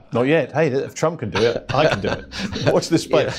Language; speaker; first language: English; native; English